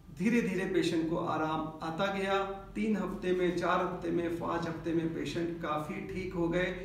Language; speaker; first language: Hindi; native; Hindi